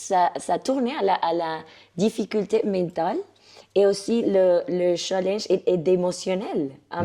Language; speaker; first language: French; non-native, fluent; Spanish